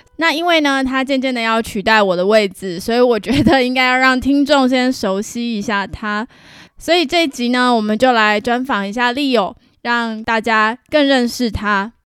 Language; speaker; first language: Chinese; native; Chinese